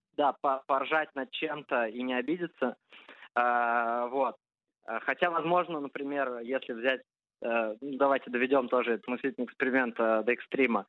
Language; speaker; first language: Russian; early bilingual, heritage; Russian